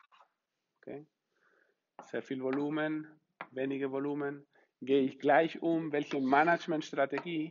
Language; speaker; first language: German; non-native, fluent; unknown